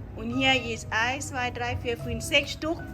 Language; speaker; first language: German; non-native, learner; Thai